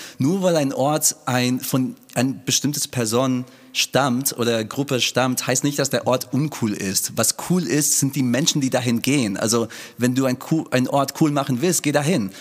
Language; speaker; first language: German; non-native, fluent; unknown